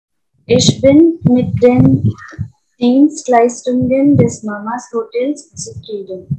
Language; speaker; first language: German; non-native, learner; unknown